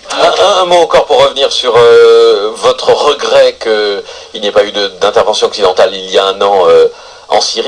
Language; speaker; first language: French; native; French